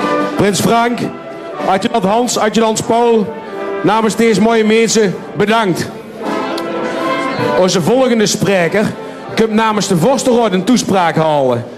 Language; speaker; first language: Dutch; native; Dutch